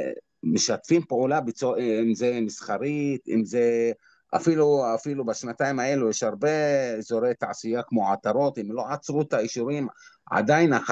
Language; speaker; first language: Hebrew; non-native, local second language; Arabic